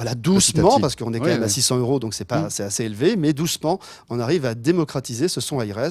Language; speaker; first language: French; native; French